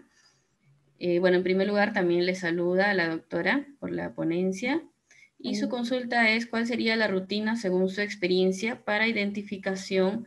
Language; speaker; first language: Spanish; native; Spanish